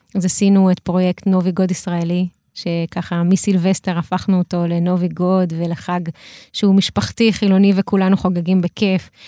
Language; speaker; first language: Hebrew; early bilingual, other home language; Russian